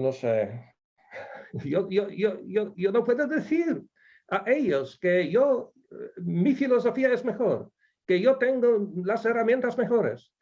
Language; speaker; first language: Spanish; non-native, fluent; Polish